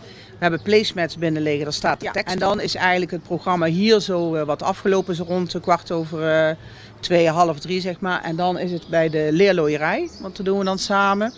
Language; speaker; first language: Dutch; native; Dutch